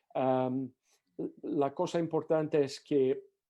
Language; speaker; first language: Spanish; non-native, learner; English